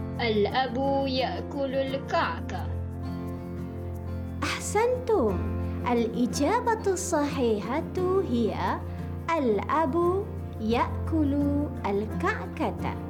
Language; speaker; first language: Arabic; non-native, fluent; Malay